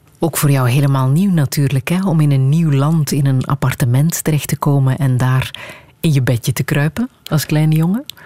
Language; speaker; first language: Dutch; native; Dutch